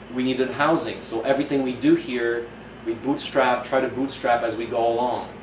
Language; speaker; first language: English; non-native, fluent; Polish